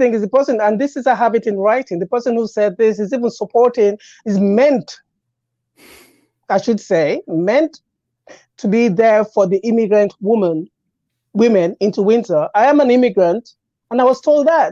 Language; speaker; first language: English; native; English